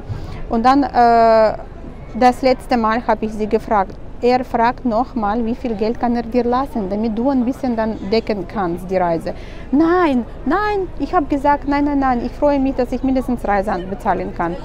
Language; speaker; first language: German; non-native, fluent; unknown